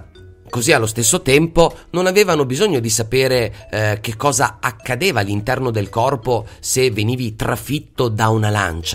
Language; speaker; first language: Italian; native; Italian